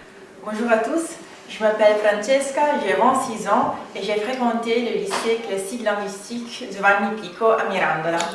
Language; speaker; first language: French; non-native, fluent; Italian